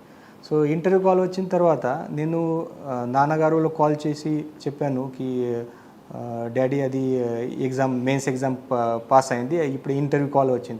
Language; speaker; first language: Telugu; non-native, learner; Marathi